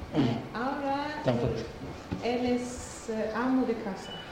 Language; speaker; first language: Spanish; non-native, learner; Swedish